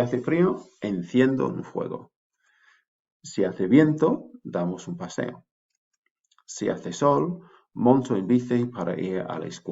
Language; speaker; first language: Spanish; non-native, fluent; English